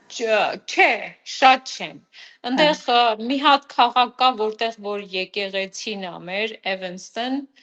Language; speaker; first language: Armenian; native; Armenian